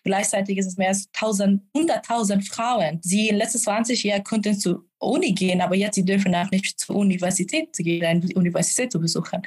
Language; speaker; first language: German; non-native, fluent; Persian